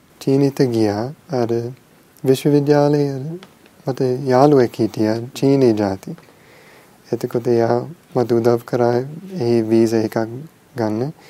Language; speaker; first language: Sinhala; non-native, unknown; English